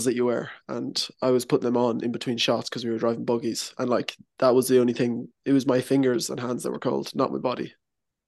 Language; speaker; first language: English; native; English